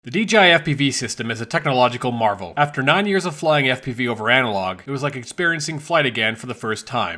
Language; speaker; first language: English; native; English